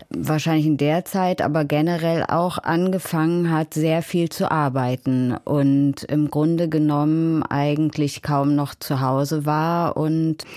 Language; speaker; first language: German; native; German